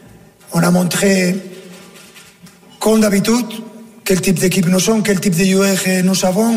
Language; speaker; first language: French; non-native, fluent; Portuguese